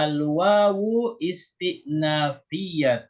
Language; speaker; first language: Arabic; non-native, fluent; Indonesian